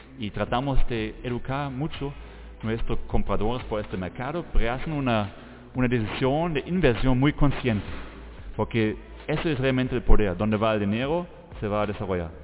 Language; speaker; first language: Spanish; non-native, fluent; German